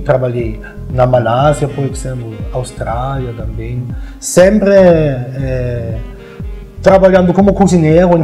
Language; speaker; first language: Portuguese; non-native, fluent; German